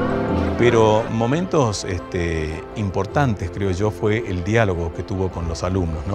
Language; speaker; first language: Spanish; native; Spanish